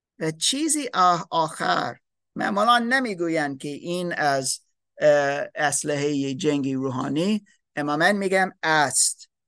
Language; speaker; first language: Persian; non-native, fluent; English